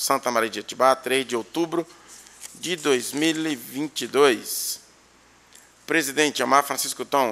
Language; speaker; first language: Portuguese; native; Portuguese